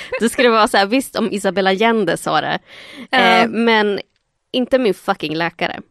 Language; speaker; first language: Swedish; early bilingual, other home language; Spanish